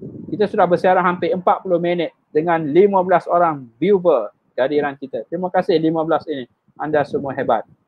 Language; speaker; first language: Malay; native; Malay